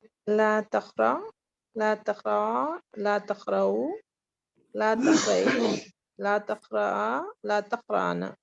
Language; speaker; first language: Arabic; non-native, learner; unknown